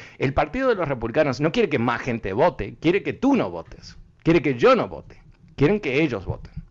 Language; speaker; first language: Spanish; early bilingual, heritage; Spanish